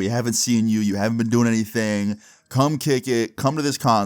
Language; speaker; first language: English; native; English